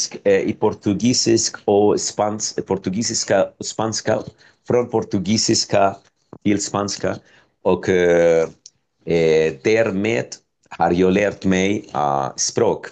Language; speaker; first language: Swedish; non-native, learner; Spanish